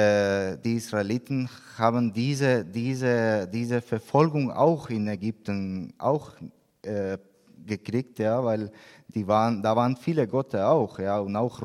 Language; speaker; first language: German; non-native, learner; Spanish